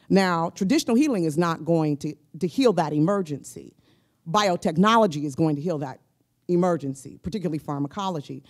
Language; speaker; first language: English; native; English